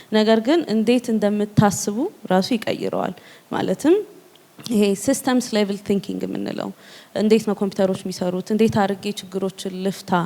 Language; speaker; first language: Amharic; native; Amharic